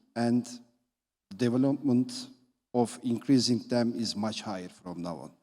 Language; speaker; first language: English; non-native, fluent; Turkish